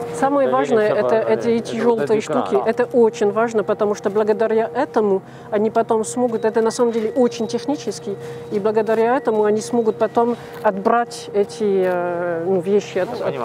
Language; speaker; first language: Russian; non-native, fluent; French